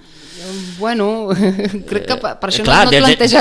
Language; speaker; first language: Catalan; native; Catalan